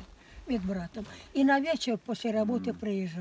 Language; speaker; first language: Russian; native; Russian